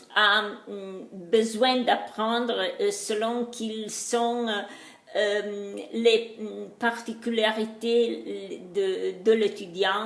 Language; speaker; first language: French; non-native, learner; Italian